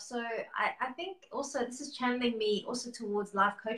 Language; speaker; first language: English; native; English